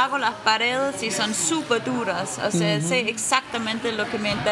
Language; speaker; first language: Spanish; non-native, fluent; Danish